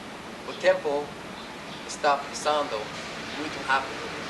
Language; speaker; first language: Portuguese; non-native, learner; English